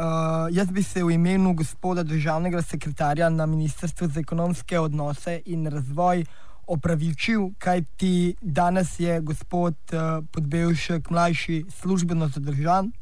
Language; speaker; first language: Slovenian; native; Slovenian